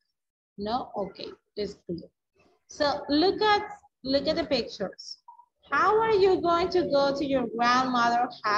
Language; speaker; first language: English; non-native, fluent; Spanish